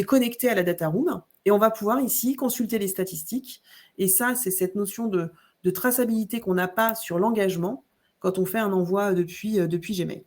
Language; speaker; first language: French; native; French